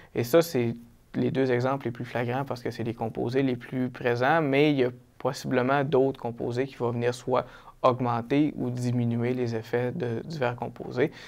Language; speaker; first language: French; native; French